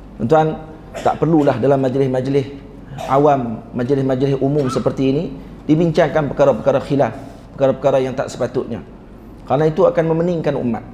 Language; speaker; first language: Malay; native; Malay